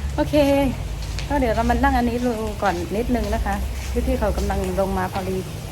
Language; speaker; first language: Thai; non-native, local second language; Shan